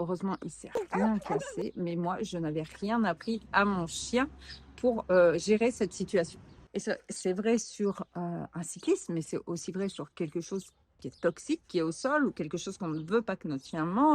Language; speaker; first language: French; native; French